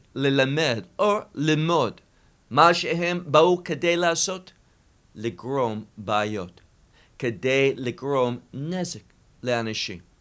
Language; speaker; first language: Hebrew; non-native, fluent; English